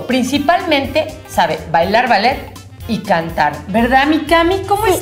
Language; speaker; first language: Spanish; native; Spanish